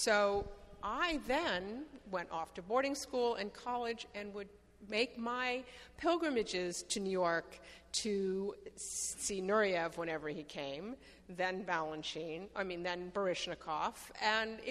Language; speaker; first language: English; native; English